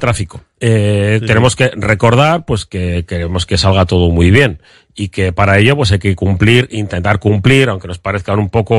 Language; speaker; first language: Spanish; native; Spanish